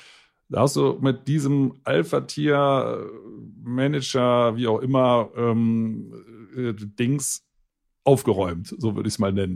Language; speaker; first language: German; native; German